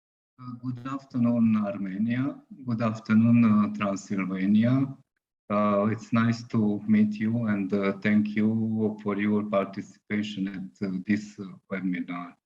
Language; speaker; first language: English; non-native, fluent; Hungarian